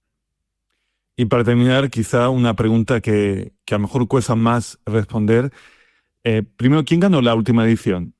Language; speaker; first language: Spanish; native; Spanish